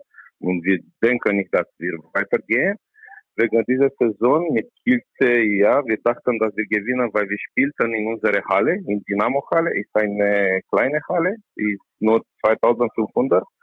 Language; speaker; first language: German; non-native, learner; Romanian